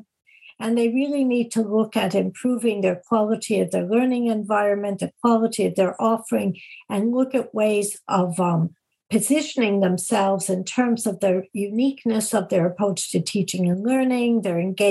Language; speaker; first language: English; native; English